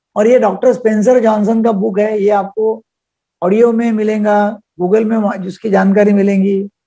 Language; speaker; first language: Hindi; non-native, local second language; Marathi